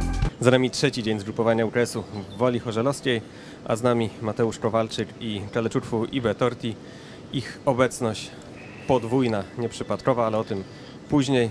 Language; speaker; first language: Polish; native; Polish